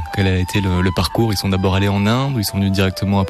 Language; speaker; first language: French; native; French